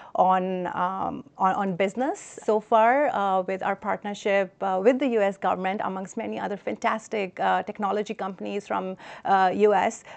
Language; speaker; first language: English; non-native, local second language; Hindi